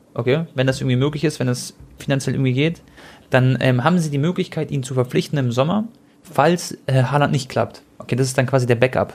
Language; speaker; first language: German; early bilingual, other home language; Croatian